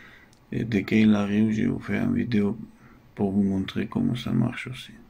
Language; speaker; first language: French; non-native, fluent; Russian